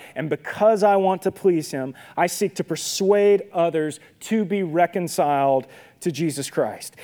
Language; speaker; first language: English; native; English